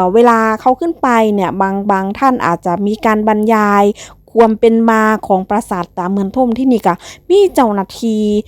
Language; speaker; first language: Thai; non-native, local second language; Northeastern Thai